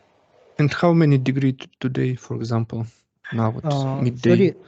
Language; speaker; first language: English; non-native, learner; Russian